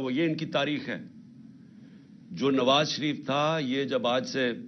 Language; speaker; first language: Urdu; native; Urdu